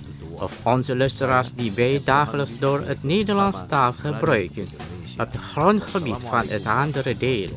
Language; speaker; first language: Dutch; non-native, learner; Indonesian